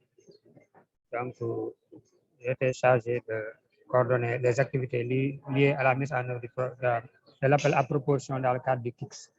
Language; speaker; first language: French; non-native, local second language; Wolof